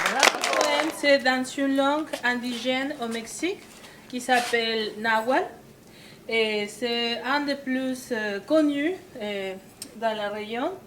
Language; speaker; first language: French; non-native, fluent; Spanish